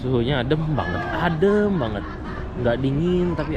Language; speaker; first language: Indonesian; native; Indonesian